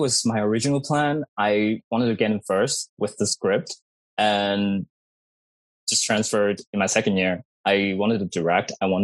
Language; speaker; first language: English; non-native, fluent; Cantonese